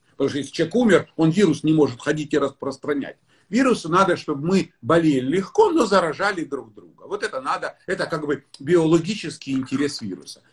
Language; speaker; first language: Russian; native; Russian